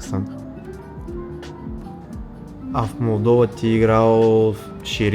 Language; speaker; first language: Russian; non-native, learner; Bulgarian